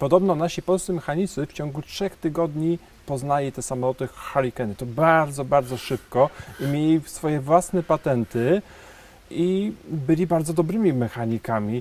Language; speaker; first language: Polish; native; Polish